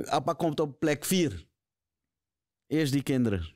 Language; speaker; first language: Dutch; native; Dutch